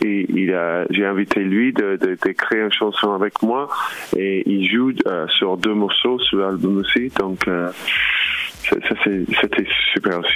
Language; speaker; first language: French; non-native, learner; English